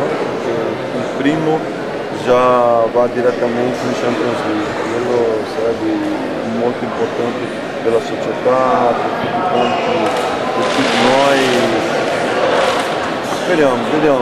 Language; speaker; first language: Italian; non-native, fluent; Portuguese